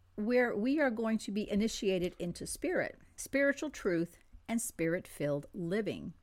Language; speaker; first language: English; non-native, fluent; French